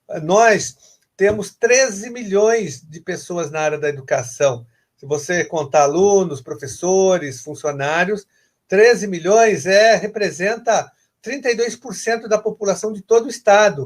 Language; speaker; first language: Portuguese; native; Portuguese